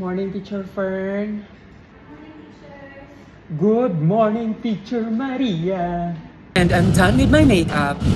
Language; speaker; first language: English; non-native, local second language; Filipino